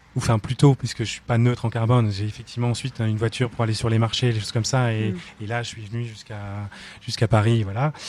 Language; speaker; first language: French; native; French